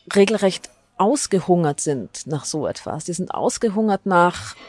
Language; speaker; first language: German; native; German